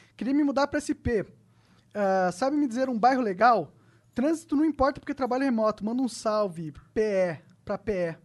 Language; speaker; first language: Portuguese; native; Portuguese